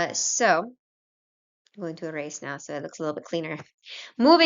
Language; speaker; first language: English; native; English